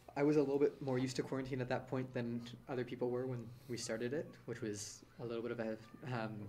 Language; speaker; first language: English; native; English